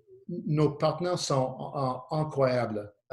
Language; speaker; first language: French; non-native, learner; English